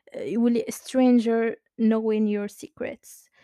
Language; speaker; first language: French; non-native, local second language; Arabic